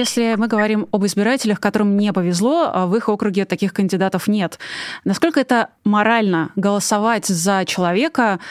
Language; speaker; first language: Russian; native; Russian